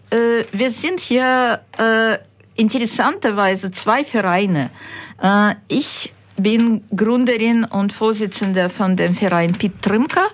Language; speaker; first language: German; non-native, fluent; Ukrainian